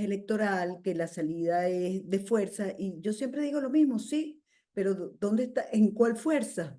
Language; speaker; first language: Spanish; native; Spanish